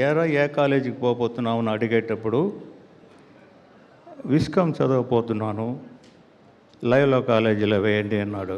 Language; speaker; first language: Telugu; non-native, learner; Tamil